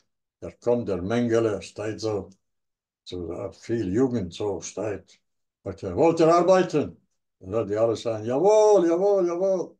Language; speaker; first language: German; non-native, learner; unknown